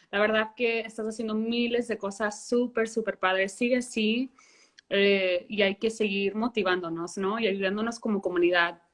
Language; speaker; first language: Spanish; early bilingual, heritage; Spanish